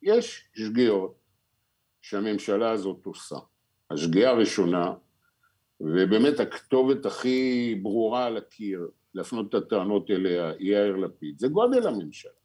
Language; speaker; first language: Hebrew; native; Hebrew